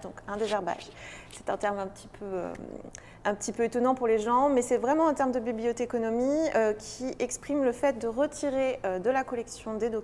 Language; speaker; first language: French; native; French